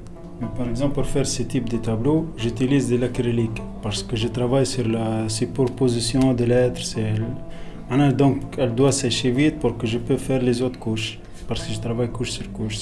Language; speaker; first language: French; non-native, local second language; Arabic